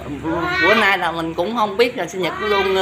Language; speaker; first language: Vietnamese; native; Vietnamese